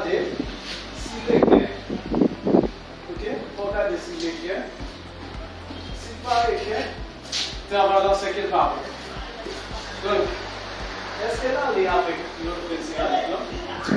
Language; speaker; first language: French; non-native, local second language; Haitian Creole